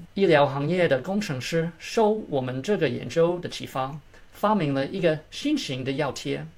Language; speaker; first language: Chinese; early bilingual, heritage; Chinese